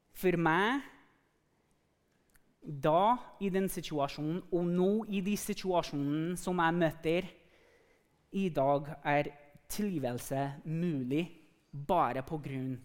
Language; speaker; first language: Norwegian; non-native, fluent; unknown